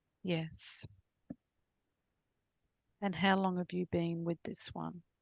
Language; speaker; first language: English; native; English